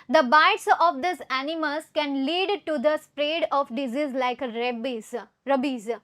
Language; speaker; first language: English; non-native, local second language; Gujarati